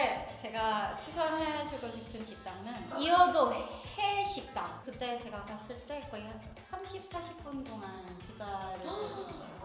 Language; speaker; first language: Korean; non-native, fluent; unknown